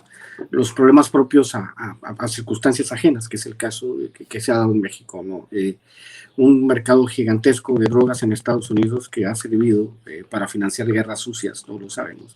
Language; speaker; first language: Spanish; native; Spanish